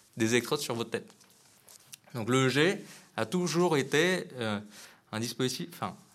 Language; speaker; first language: French; non-native, fluent; Vietnamese